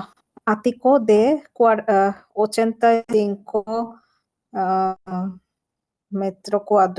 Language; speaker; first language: Spanish; non-native, learner; Bangla